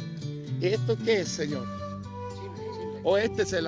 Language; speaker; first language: Spanish; non-native, learner; English